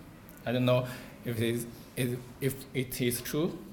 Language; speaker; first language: English; non-native, learner; Chinese